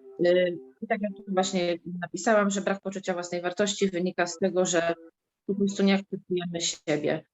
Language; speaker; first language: Polish; native; Polish